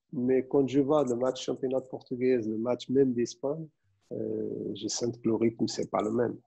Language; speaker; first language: French; non-native, fluent; Portuguese